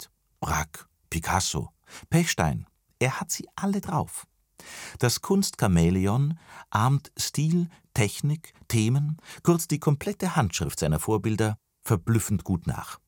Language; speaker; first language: German; native; German